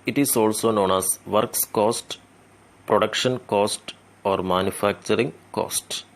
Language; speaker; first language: English; non-native, local second language; Malayalam